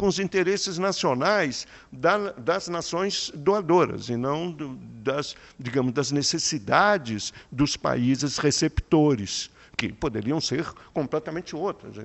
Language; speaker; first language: Portuguese; native; Portuguese